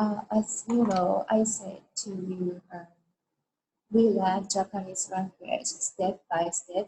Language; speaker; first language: English; non-native, learner; Japanese